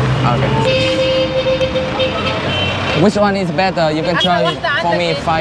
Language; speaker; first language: English; non-native, learner; Vietnamese